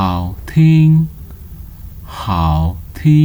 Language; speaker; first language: Chinese; non-native, fluent; Nepali